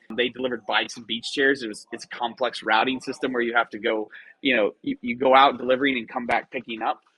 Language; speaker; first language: English; native; English